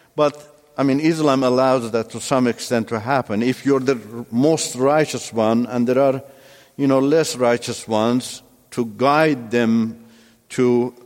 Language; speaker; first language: English; non-native, fluent; Turkish